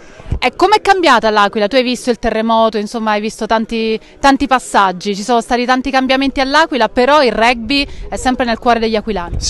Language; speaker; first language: Italian; native; Italian